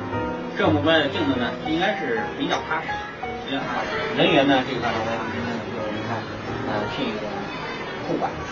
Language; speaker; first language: Chinese; native; Chinese